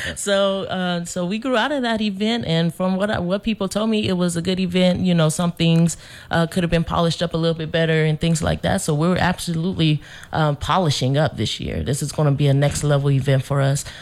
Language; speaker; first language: English; native; English